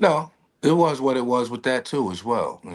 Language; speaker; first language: English; native; English